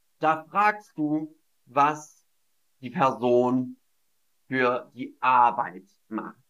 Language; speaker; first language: German; non-native, fluent; English